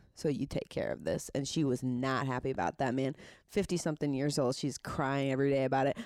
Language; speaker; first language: English; native; English